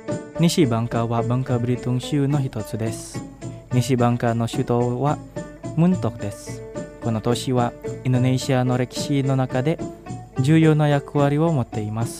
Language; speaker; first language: Japanese; non-native, fluent; Indonesian